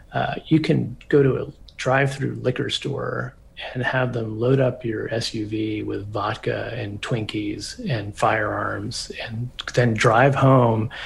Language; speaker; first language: English; native; English